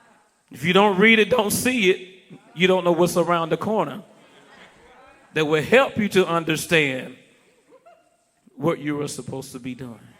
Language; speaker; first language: English; native; English